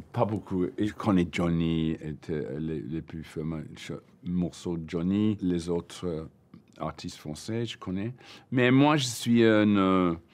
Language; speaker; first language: French; non-native, learner; English